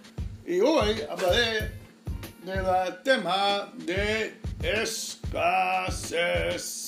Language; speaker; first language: Spanish; non-native, fluent; English